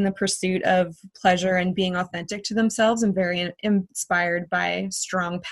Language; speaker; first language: English; native; English